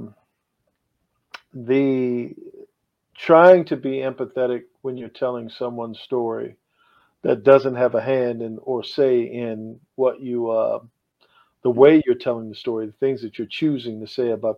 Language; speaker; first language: English; native; English